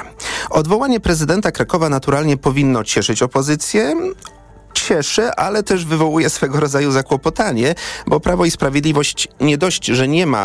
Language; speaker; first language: Polish; native; Polish